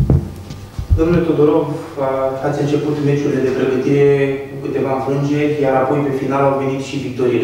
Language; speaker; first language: Romanian; native; Romanian